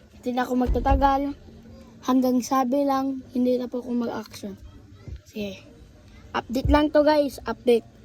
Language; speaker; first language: Filipino; non-native, local second language; Cebuano